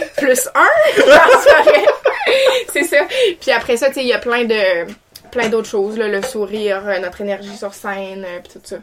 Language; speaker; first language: French; native; French